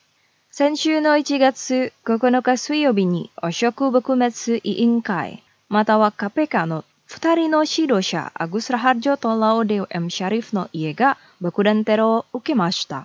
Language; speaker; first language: Japanese; non-native, fluent; Indonesian